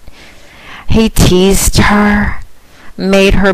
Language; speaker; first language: English; native; English